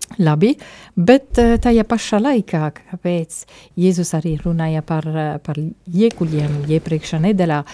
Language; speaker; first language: Latvian; non-native, fluent; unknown